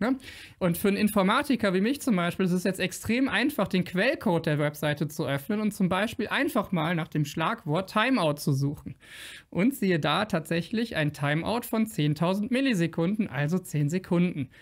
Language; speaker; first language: German; native; German